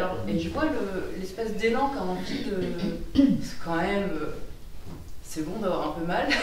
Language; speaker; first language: French; native; French